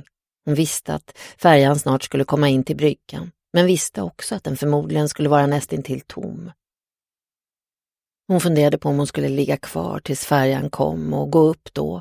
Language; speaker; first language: Swedish; native; Swedish